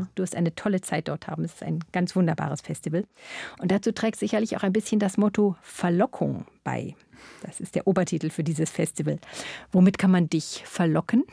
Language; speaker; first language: German; native; German